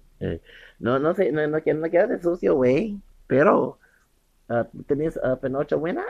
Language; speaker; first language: Spanish; non-native, learner; English